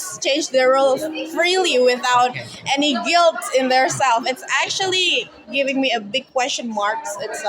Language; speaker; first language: English; non-native, learner; Indonesian